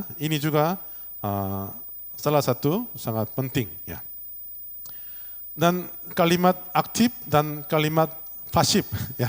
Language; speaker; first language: Indonesian; non-native, learner; Korean